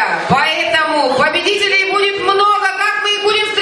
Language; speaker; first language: Russian; native; Russian